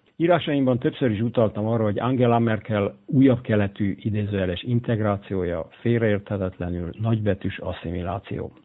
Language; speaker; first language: Hungarian; native; Hungarian